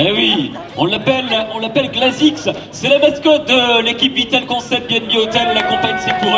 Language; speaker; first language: French; native; French